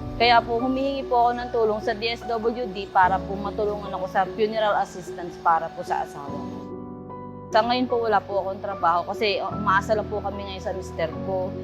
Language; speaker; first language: Filipino; native; Filipino